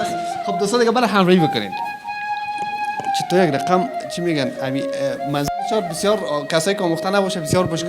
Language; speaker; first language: Persian; native; Persian